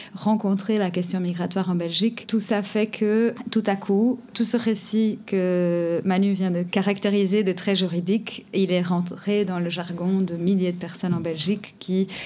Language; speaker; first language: French; non-native, fluent; Portuguese